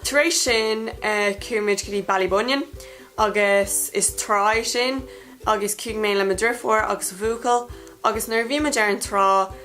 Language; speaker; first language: Irish; non-native, local second language; English